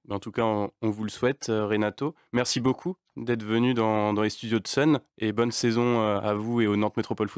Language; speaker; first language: French; native; French